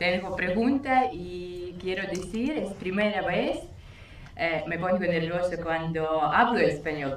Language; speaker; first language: Spanish; non-native, learner; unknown